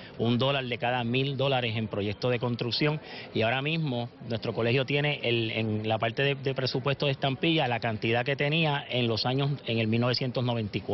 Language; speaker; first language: Spanish; native; Spanish